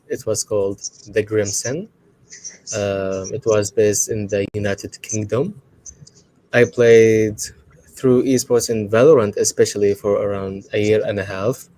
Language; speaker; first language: English; non-native, fluent; Arabic